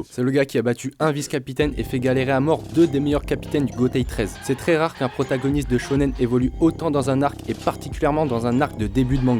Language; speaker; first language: French; native; French